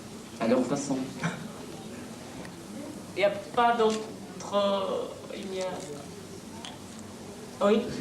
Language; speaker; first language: French; non-native, fluent; Japanese